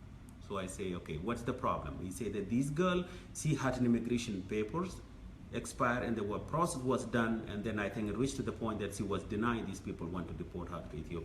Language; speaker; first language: English; non-native, fluent; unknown